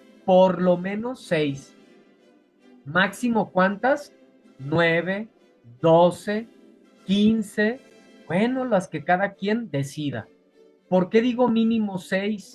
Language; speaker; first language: Spanish; native; Spanish